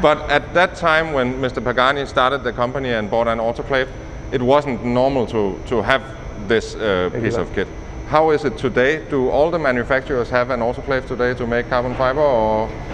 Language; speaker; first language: English; non-native, fluent; Danish